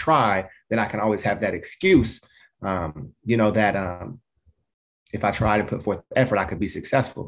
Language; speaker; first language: English; native; English